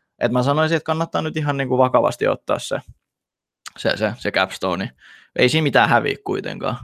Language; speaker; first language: Finnish; early bilingual, other home language; Russian